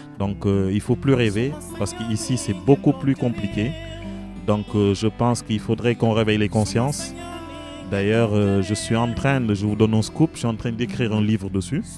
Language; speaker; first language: French; non-native, local second language; Wolof